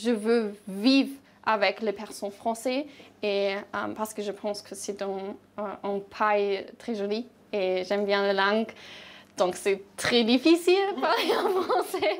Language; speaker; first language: French; non-native, learner; German